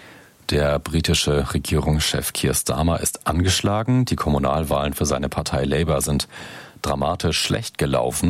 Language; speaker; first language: German; native; German